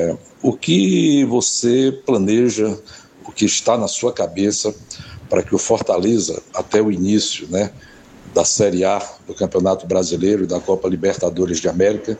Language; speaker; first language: Portuguese; native; Portuguese